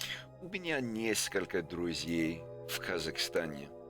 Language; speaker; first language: Russian; non-native, learner; English